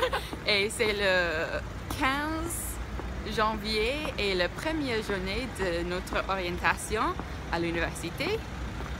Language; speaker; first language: French; non-native, learner; English